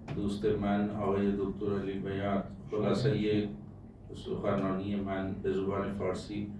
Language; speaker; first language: Persian; non-native, fluent; Urdu